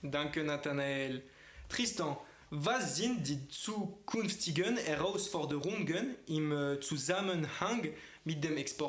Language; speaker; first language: German; non-native, fluent; French